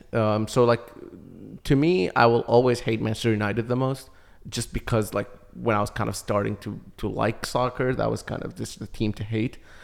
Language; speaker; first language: English; early bilingual, other home language; Arabic